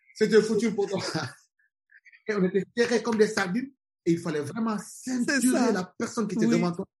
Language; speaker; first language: French; non-native, local second language; Wolof